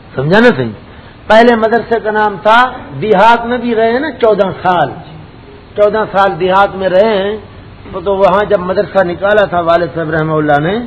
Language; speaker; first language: Urdu; non-native, local second language; Punjabi